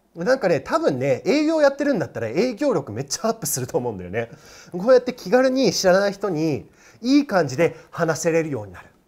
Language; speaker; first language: Japanese; non-native, fluent; English